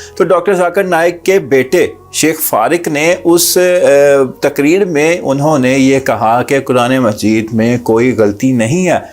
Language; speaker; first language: Urdu; native; Urdu